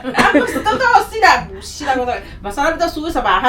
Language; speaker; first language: Filipino; non-native, learner; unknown